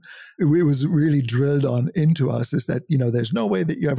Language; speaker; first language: English; non-native, fluent; German